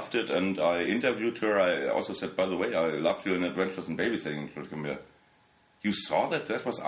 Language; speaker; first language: English; non-native, fluent; German